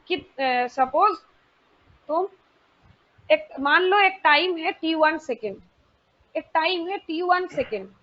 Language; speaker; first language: Hindi; non-native, local second language; Bangla